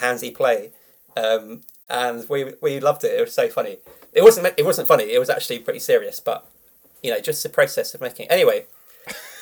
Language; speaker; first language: English; native; English